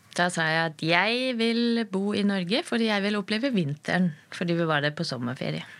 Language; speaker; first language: Norwegian; non-native, fluent; German